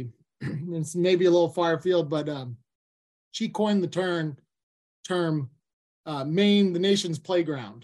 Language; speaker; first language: English; native; English